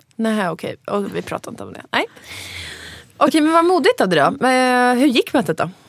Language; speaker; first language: Swedish; early bilingual, other home language; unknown